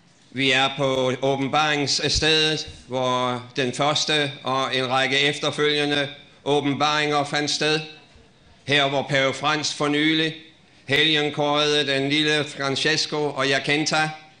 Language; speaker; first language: Danish; native; Danish